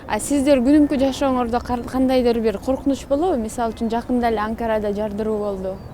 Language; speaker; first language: Kyrgyz; native; Kyrgyz